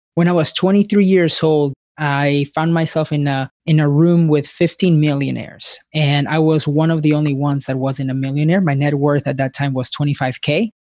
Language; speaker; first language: English; early bilingual, other home language; Spanish